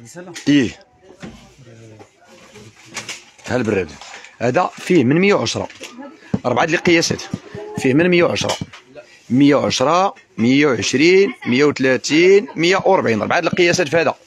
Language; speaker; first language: Arabic; native; Arabic